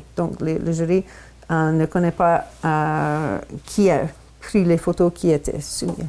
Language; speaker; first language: French; non-native, local second language; English